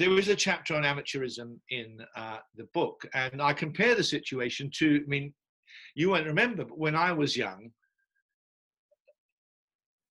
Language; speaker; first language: English; native; English